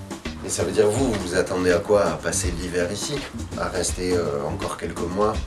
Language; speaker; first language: French; native; French